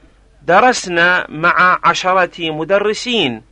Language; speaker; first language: Arabic; non-native, fluent; Persian